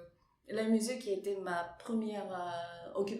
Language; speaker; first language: French; non-native, fluent; Japanese